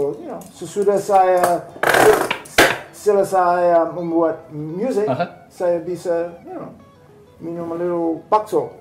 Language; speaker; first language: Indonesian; non-native, learner; English